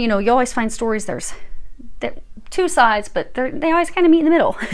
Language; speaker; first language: English; native; English